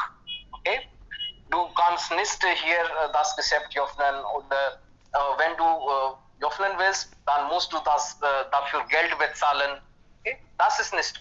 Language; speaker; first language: German; non-native, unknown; Hindi